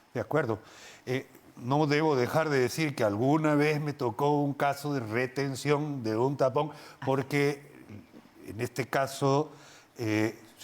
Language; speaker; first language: Spanish; native; Spanish